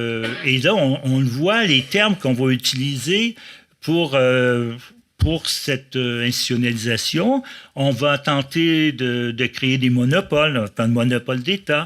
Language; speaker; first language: French; native; French